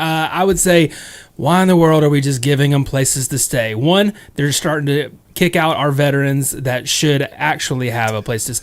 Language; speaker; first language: English; native; English